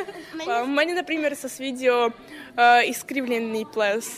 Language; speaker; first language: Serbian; non-native, learner; Ukrainian